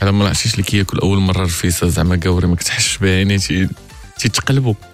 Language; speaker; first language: Arabic; native; Arabic